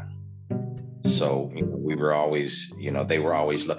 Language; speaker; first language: English; native; English